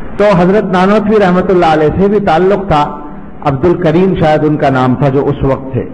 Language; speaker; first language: Urdu; native; Urdu